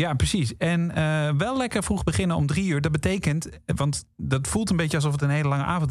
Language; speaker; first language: Dutch; native; Dutch